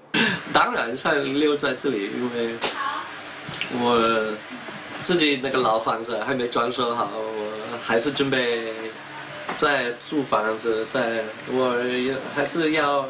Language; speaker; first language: Chinese; non-native, learner; English